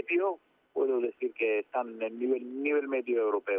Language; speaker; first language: Spanish; non-native, fluent; Georgian